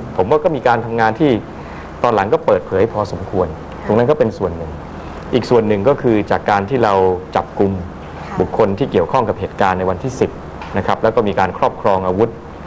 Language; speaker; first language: Thai; native; Thai